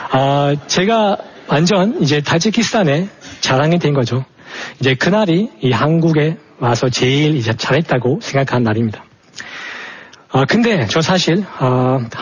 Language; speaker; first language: Korean; non-native, fluent; Tajik